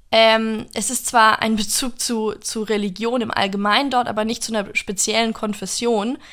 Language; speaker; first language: German; non-native, fluent; English